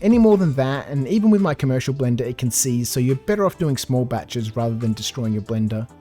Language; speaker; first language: English; native; English